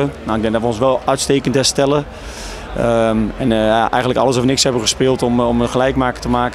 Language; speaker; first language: Dutch; native; Dutch